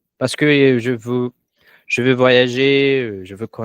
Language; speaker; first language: French; non-native, learner; Portuguese